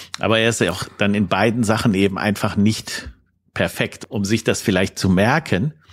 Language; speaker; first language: German; native; German